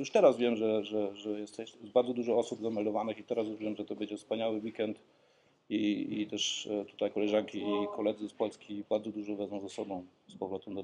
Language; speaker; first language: Polish; early bilingual, heritage; Polish